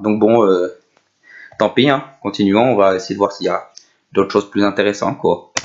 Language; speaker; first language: French; native; French